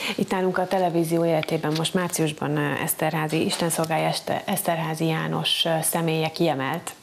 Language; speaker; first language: Hungarian; native; Hungarian